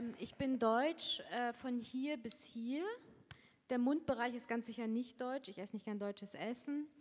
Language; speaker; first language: German; early bilingual, other home language; Kurdish